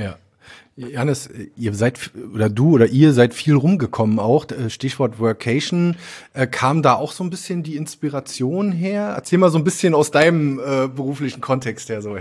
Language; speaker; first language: German; native; German